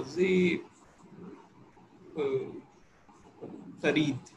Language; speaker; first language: Persian; non-native, learner; Urdu